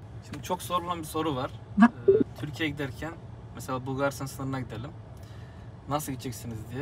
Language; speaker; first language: Turkish; native; Turkish